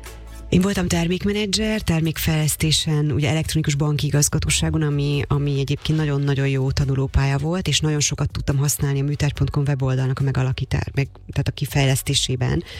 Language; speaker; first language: Hungarian; native; Hungarian